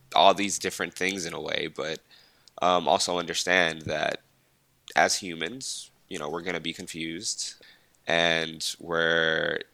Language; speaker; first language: English; early bilingual, other home language; Spanish